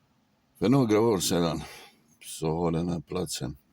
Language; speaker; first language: Swedish; non-native, fluent; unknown